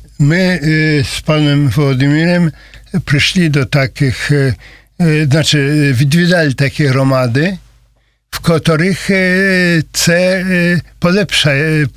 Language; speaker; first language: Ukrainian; non-native, learner; Polish